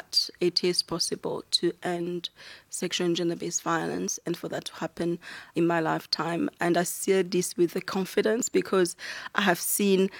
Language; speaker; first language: English; non-native, local second language; Kinyarwanda